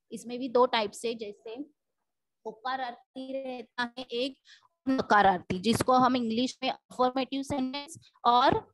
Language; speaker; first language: Hindi; non-native, local second language; Marathi